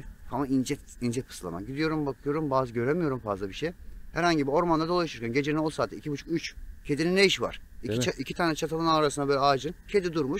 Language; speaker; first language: Turkish; native; Turkish